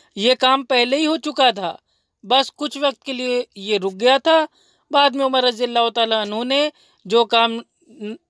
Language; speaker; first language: Hindi; native; Hindi